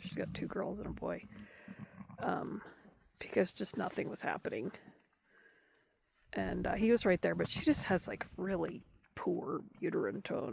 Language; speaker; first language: English; native; English